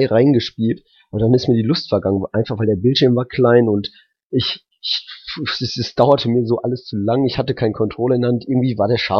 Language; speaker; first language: German; native; German